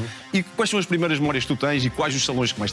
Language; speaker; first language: Portuguese; native; Portuguese